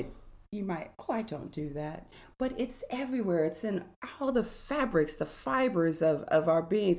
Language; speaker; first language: English; native; English